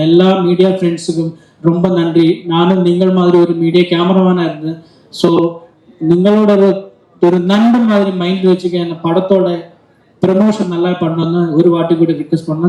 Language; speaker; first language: Tamil; non-native, learner; Malayalam